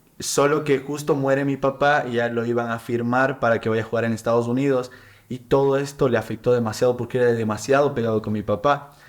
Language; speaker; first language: Spanish; native; Spanish